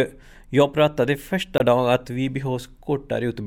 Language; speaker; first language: Swedish; non-native, learner; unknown